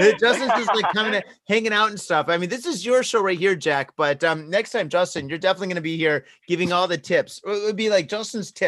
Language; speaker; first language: English; native; English